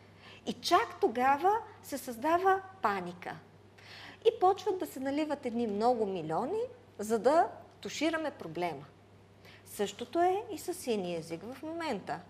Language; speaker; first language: Bulgarian; native; Bulgarian